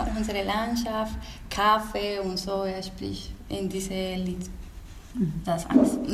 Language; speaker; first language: German; non-native, learner; Spanish